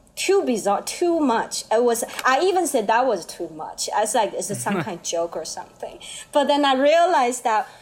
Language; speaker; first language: English; non-native, learner; Chinese